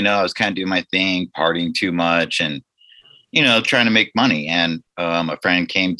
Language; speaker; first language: English; native; English